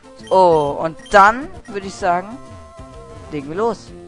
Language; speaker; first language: German; native; German